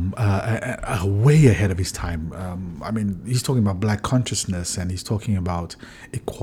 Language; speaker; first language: English; native; English